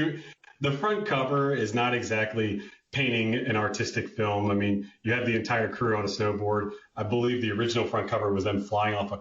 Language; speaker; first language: English; native; English